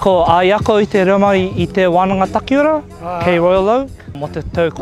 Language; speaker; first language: Māori; non-native, local second language; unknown